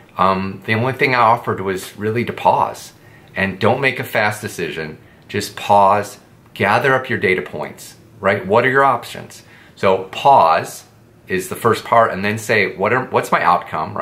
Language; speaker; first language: English; native; English